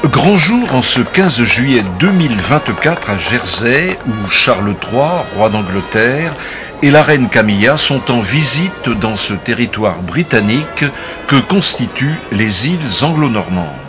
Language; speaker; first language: French; native; French